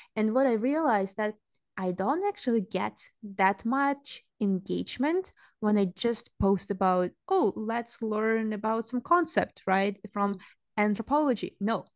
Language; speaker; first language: English; non-native, fluent; Russian